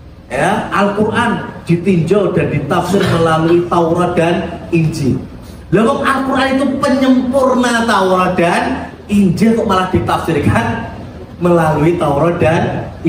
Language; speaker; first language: Indonesian; native; Indonesian